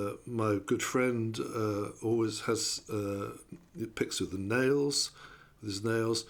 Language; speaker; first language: English; native; English